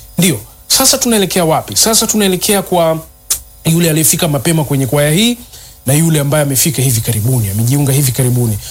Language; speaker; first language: Swahili; native; Swahili